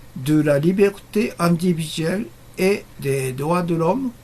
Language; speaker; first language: French; non-native, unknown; Japanese